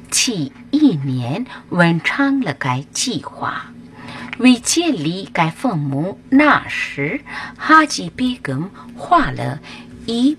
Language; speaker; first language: Chinese; non-native, learner; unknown